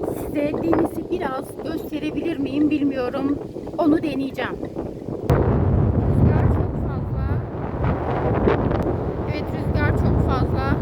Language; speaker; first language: Turkish; native; Turkish